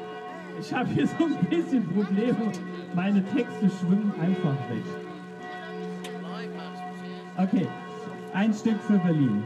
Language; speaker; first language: German; native; German